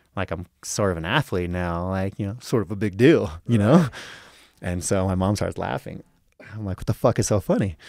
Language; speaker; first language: English; native; English